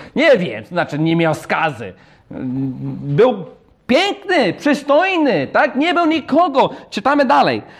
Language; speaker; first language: Polish; non-native, fluent; English